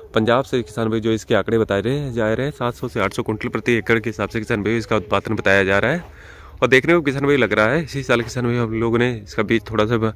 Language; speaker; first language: Hindi; non-native, local second language; Punjabi